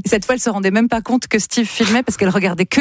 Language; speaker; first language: French; native; French